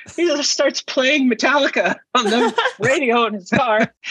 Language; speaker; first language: English; native; English